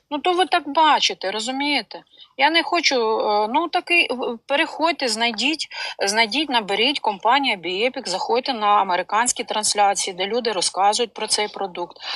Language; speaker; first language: Ukrainian; non-native, local second language; Russian